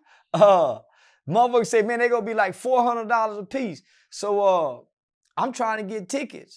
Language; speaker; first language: English; native; English